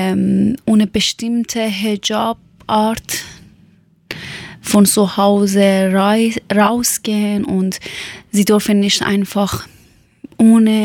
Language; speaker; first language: German; non-native, learner; Persian